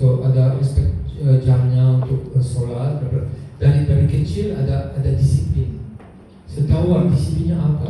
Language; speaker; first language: Indonesian; non-native, learner; French